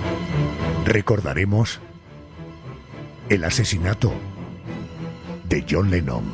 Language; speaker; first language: Spanish; native; Spanish